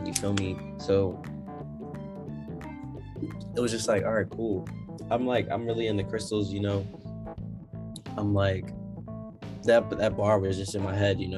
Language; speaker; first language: English; native; English